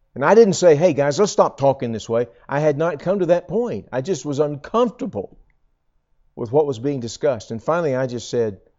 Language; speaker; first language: English; native; English